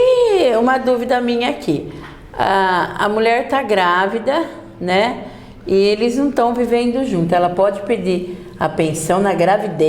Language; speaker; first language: Portuguese; native; Portuguese